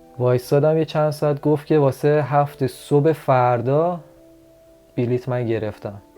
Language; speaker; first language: Persian; non-native, local second language; Azerbaijani